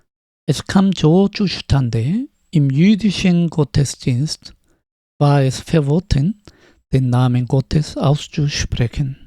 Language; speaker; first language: German; non-native, fluent; Korean